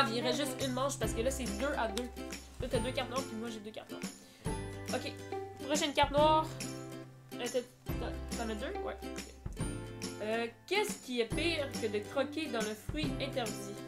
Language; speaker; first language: French; native; French